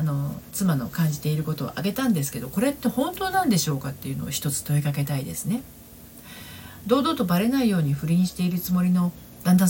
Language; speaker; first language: Japanese; native; Japanese